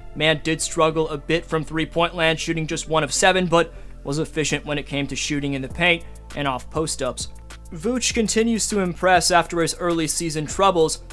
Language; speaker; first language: English; native; English